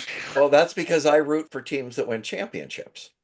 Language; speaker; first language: English; native; English